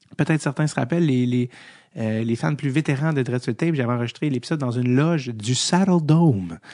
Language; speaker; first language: French; native; French